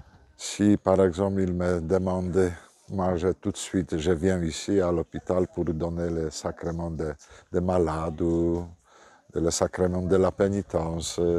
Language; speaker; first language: French; non-native, fluent; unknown